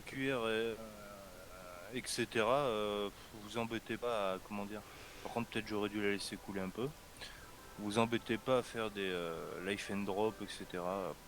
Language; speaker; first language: French; native; French